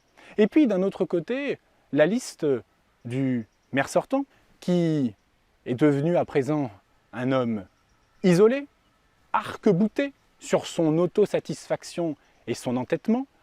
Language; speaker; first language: French; native; French